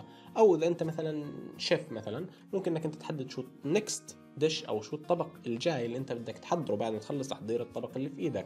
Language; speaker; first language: Arabic; native; Arabic